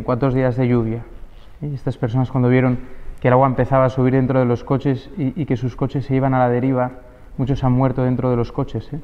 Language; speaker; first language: Spanish; native; Spanish